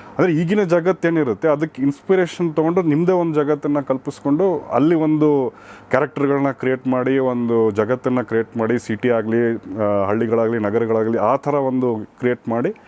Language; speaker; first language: Kannada; native; Kannada